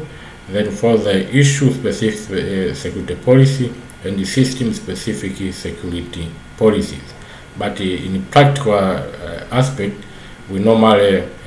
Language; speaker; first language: English; non-native, local second language; Swahili